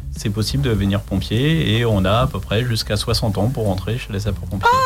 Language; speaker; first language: French; native; French